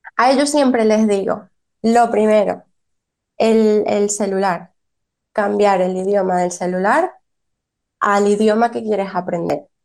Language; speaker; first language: Spanish; native; Spanish